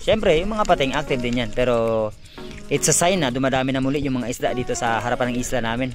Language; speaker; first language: Filipino; non-native, local second language; Cebuano